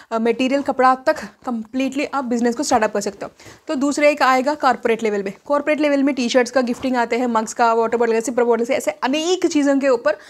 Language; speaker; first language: Hindi; non-native, local second language; Telugu